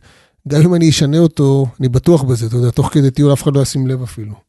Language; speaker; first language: Hebrew; native; Hebrew